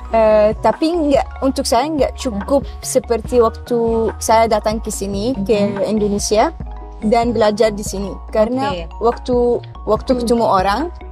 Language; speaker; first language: Indonesian; non-native, learner; Arabic